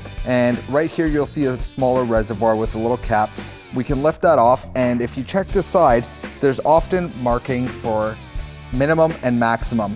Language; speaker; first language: English; native; English